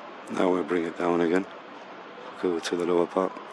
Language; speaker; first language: English; early bilingual, other home language; Spanish